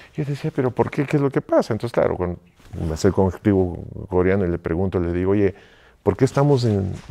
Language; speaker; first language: Spanish; native; Spanish